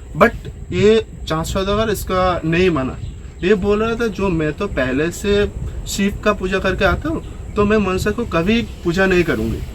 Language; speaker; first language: Hindi; non-native, local second language; Bangla